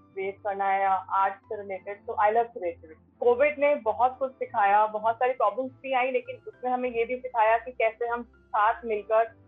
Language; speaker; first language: Hindi; native; Hindi